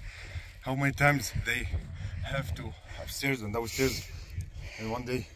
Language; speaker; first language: English; non-native, learner; Arabic